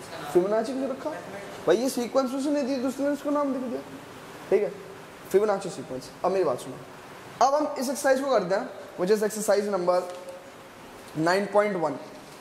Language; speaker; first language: Hindi; native; Hindi